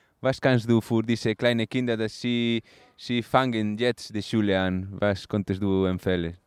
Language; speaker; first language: German; non-native, learner; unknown